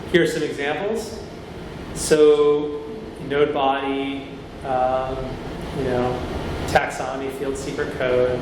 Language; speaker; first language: English; native; English